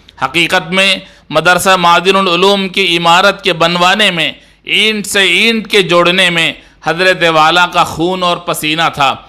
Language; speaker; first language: Urdu; native; Urdu